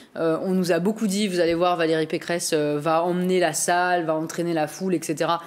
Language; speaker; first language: French; native; French